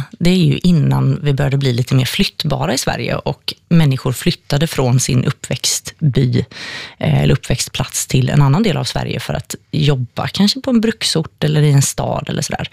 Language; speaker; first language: Swedish; native; Swedish